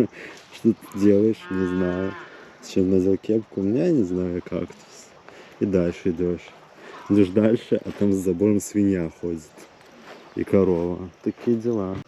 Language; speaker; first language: Russian; non-native, local second language; Georgian